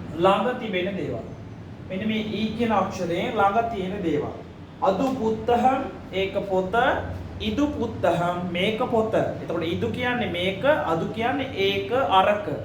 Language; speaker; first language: Sinhala; non-native, local second language; Tamil